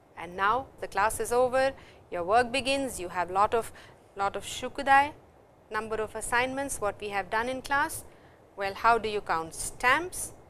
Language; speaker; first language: English; non-native, local second language; Hindi